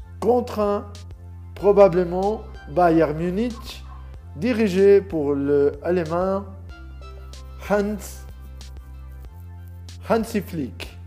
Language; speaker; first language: French; non-native, learner; Spanish